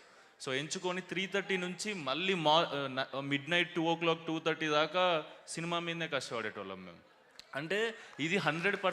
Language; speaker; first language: Telugu; native; Telugu